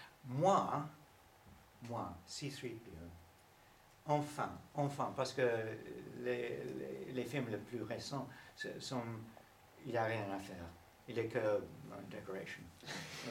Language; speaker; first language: French; non-native, learner; English